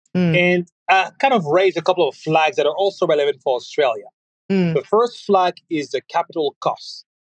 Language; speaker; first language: English; non-native, fluent; French